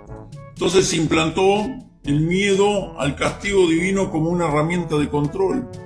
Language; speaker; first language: Spanish; native; Spanish